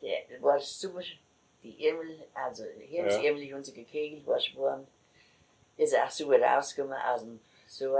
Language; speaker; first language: German; native; German